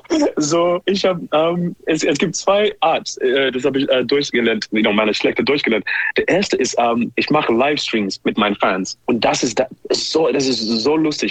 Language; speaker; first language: German; non-native, learner; English